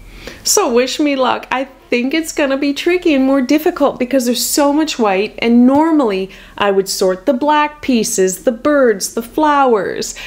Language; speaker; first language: English; native; English